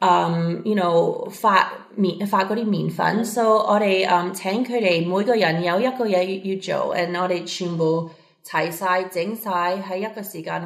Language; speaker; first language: Cantonese; early bilingual, heritage; Cantonese